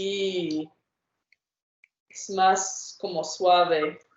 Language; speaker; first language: Spanish; non-native, fluent; English